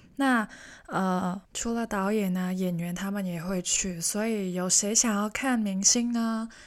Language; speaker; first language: Chinese; non-native, local second language; Cantonese